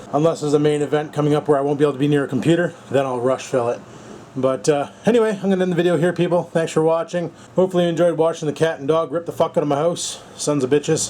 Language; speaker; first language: English; native; English